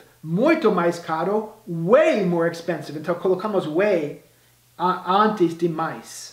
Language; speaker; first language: Portuguese; non-native, fluent; English